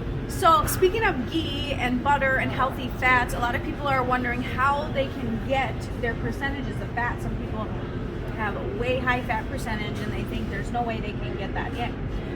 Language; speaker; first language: English; native; English